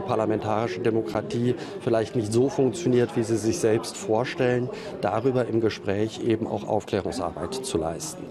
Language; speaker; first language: German; native; German